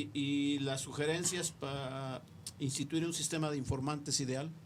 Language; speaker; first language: Spanish; native; Spanish